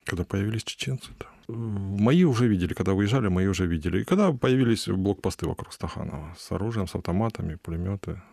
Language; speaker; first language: Ukrainian; non-native, local second language; Russian